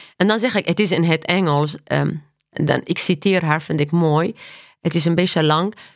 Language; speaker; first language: Dutch; non-native, fluent; Arabic